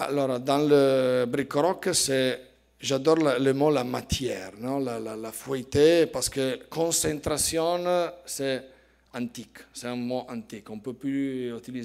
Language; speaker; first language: French; non-native, fluent; Italian